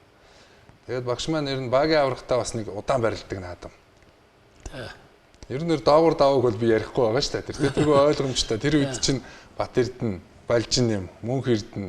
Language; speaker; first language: Mongolian; native; Mongolian